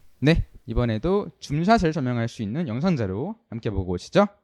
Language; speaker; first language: Korean; native; Korean